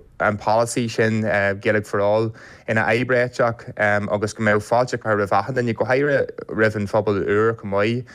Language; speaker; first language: Irish; native; Irish